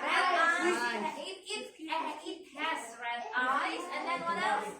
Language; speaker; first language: English; non-native, learner; Indonesian